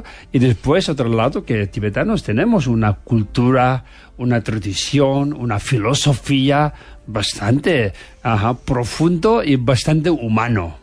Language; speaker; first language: Spanish; non-native, fluent; Tibetan